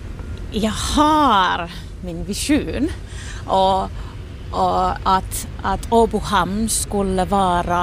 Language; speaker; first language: Swedish; non-native, local second language; Finnish